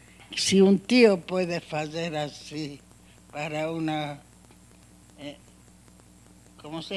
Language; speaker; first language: Spanish; non-native, learner; Hungarian